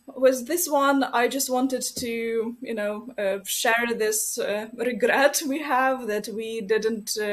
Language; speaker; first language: English; non-native, fluent; Ukrainian